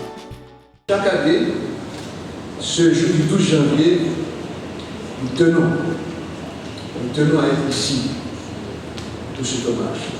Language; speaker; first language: French; non-native, local second language; Haitian Creole